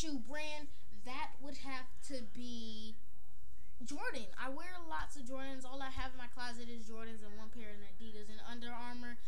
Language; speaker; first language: English; native; English